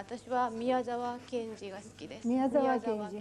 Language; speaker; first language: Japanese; non-native, fluent; Ukrainian